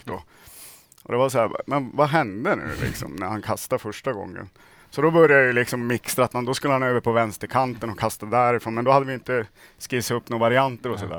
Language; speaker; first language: Swedish; native; Swedish